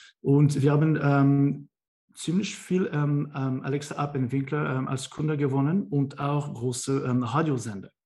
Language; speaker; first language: German; non-native, learner; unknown